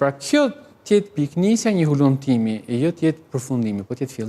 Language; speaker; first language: Albanian; native; Albanian